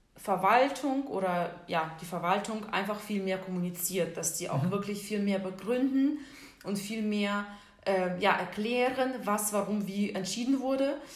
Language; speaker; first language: German; non-native, fluent; Russian